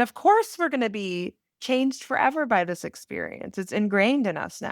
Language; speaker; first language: English; native; English